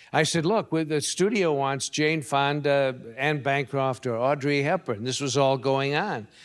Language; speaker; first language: English; native; English